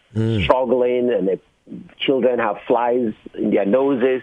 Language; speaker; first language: English; non-native, local second language; Igbo